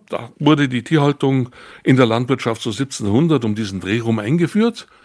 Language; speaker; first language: German; native; German